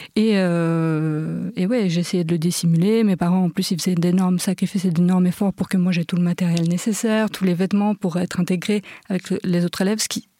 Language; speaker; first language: French; early bilingual, other home language; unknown